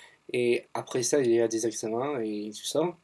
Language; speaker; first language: French; non-native, fluent; English